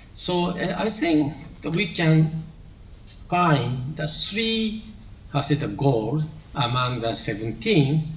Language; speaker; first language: English; non-native, learner; Japanese